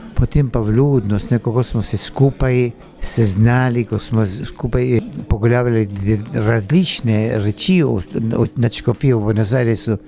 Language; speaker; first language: Slovenian; early bilingual, heritage; Slovenian